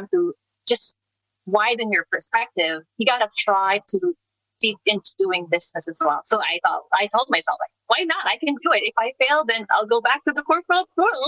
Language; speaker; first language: English; non-native, local second language; Filipino